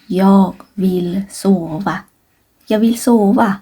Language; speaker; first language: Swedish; non-native, fluent; Thai